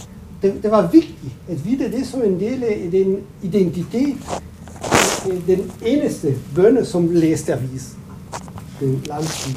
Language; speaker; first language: Danish; non-native, fluent; Italian